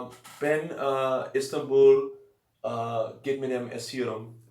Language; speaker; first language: Turkish; non-native, learner; Dutch